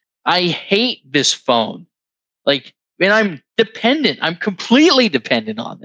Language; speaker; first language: English; native; English